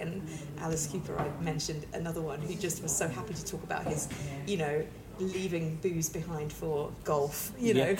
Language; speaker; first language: English; native; English